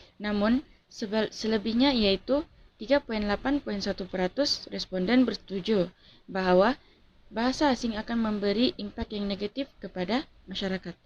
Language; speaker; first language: Malay; native; Malay